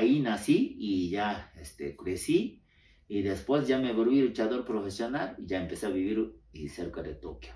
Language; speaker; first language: Spanish; non-native, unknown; Japanese